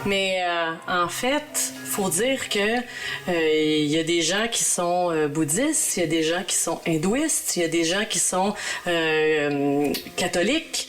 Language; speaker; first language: French; native; French